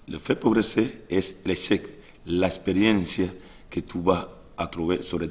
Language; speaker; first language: French; non-native, learner; Spanish